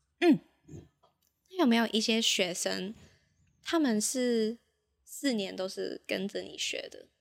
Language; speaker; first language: Chinese; non-native, local second language; Cantonese